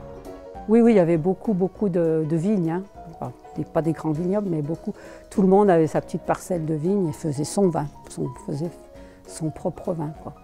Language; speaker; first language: French; native; French